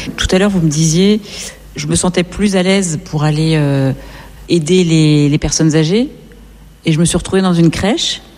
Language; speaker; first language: French; native; French